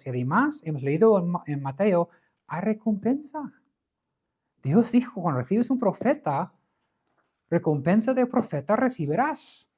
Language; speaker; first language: Spanish; non-native, fluent; English